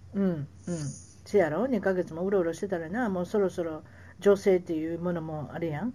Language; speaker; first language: Japanese; native; Japanese